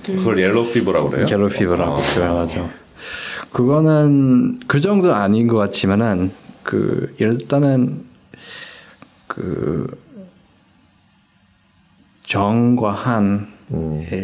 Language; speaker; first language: Korean; non-native, fluent; English